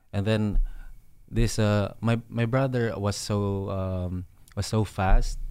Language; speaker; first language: English; non-native, local second language; Hiligaynon